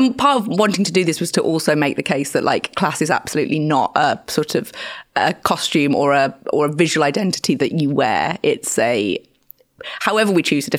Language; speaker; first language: English; native; English